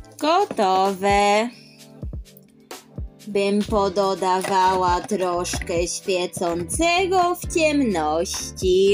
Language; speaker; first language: Polish; early bilingual, heritage; Polish